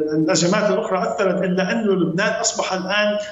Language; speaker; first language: Arabic; native; Arabic